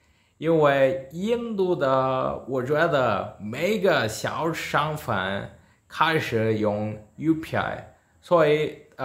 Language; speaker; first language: Chinese; non-native, learner; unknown